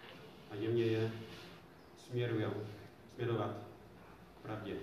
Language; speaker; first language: Czech; non-native, fluent; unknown